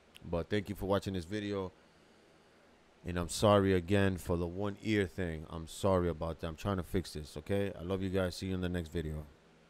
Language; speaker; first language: English; early bilingual, other home language; Spanish